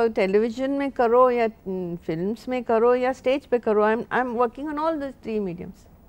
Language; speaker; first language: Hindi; non-native, local second language; Marathi